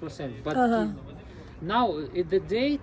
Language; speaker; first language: English; non-native, learner; Russian